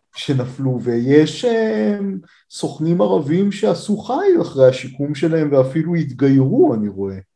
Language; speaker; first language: Hebrew; native; Hebrew